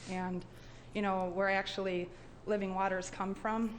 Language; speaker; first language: English; native; English